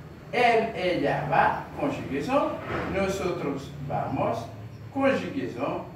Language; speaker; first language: Spanish; non-native, learner; Haitian Creole